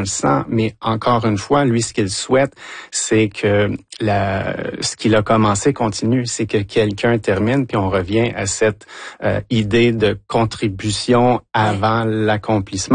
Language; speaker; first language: French; native; French